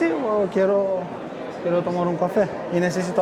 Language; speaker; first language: Spanish; non-native, learner; Turkish